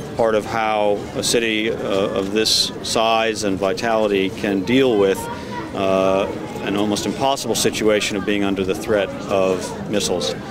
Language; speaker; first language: English; native; English